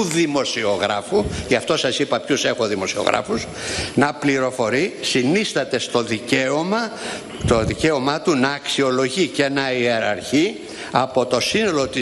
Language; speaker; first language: Greek; native; Greek